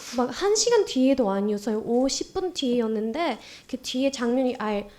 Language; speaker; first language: Korean; non-native, fluent; Vietnamese